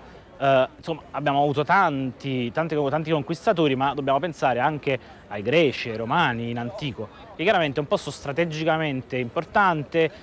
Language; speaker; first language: Italian; native; Italian